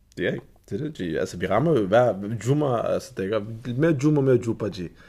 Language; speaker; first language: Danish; early bilingual, other home language; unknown